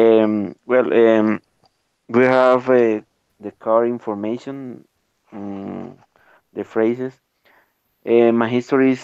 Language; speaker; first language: English; non-native, learner; Spanish